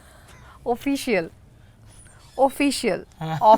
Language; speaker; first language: Telugu; non-native, learner; Bangla